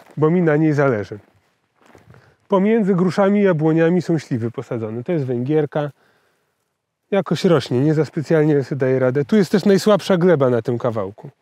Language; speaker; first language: Polish; native; Polish